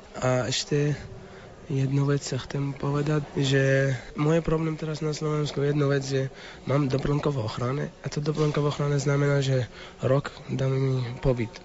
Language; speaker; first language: Slovak; non-native, learner; Arabic